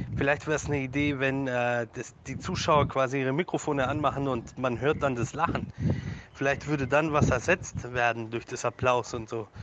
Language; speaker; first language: German; native; German